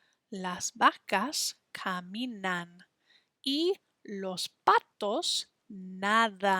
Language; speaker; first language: Spanish; non-native, fluent; English